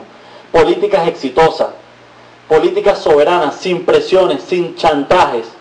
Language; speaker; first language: Spanish; native; Spanish